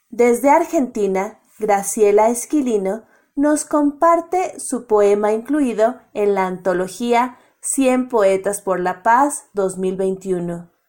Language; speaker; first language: Spanish; native; Spanish